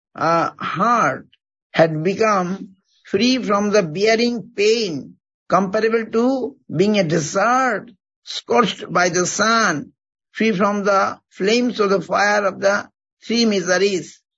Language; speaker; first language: English; non-native, local second language; Bangla